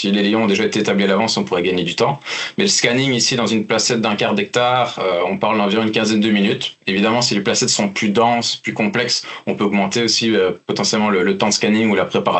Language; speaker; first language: French; native; French